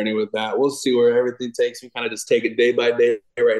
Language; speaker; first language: English; native; English